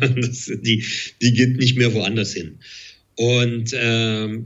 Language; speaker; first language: German; non-native, fluent; French